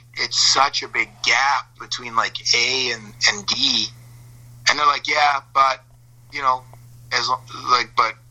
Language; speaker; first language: English; native; English